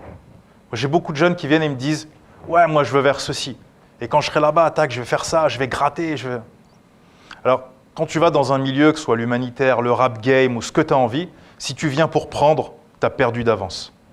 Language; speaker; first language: French; native; French